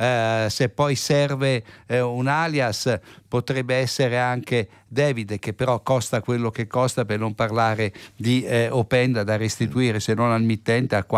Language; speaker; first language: Italian; native; Italian